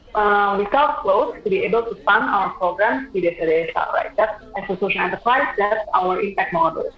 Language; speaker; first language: Indonesian; native; Indonesian